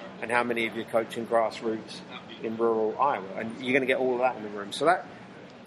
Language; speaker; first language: English; native; English